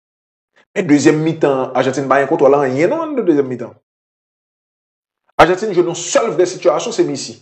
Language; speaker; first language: French; non-native, local second language; Haitian Creole